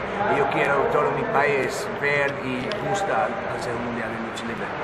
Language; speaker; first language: Spanish; non-native, learner; English